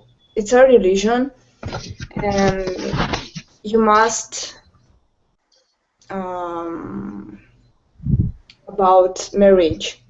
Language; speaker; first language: English; non-native, learner; Romanian